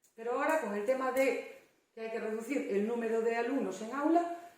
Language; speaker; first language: Spanish; native; Spanish